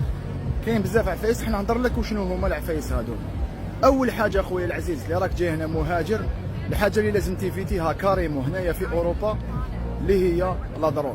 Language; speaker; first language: Arabic; native; Arabic